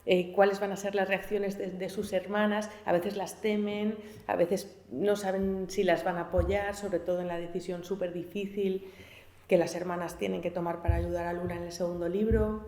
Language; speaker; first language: Spanish; native; Spanish